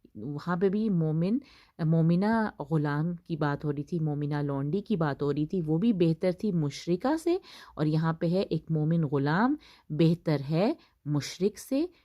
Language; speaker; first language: Urdu; native; Urdu